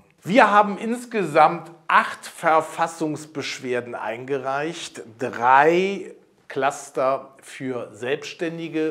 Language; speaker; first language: German; native; German